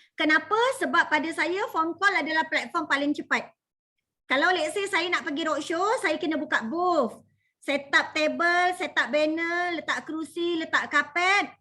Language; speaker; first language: Malay; native; Malay